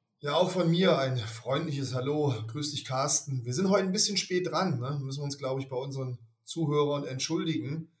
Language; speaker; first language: German; native; German